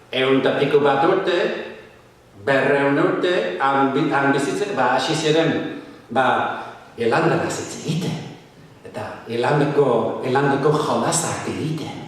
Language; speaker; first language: Basque; non-native, fluent; English